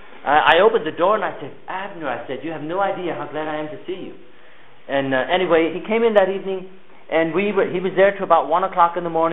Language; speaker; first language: English; early bilingual, other home language; Pennsylvania German